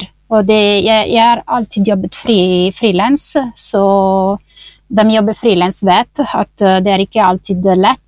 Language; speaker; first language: Norwegian; non-native, fluent; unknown